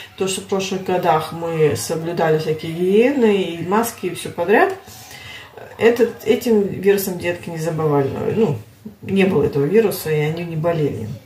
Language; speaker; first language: Russian; early bilingual, heritage; Russian